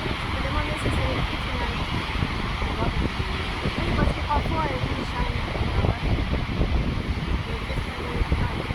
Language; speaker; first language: French; non-native, learner; Portuguese